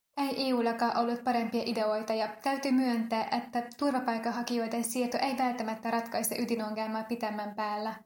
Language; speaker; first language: Finnish; non-native, fluent; Hungarian